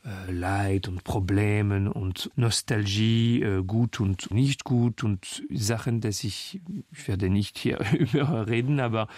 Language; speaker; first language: German; non-native, fluent; French